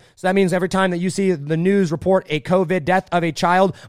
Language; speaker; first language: English; native; English